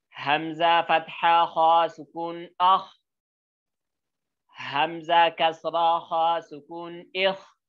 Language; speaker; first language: Arabic; non-native, learner; Oromo